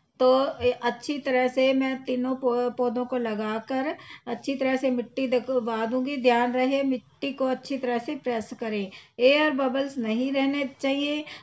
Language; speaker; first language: Hindi; native; Hindi